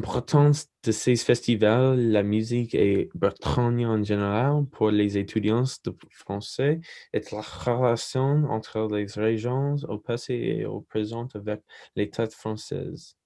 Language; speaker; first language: French; non-native, learner; English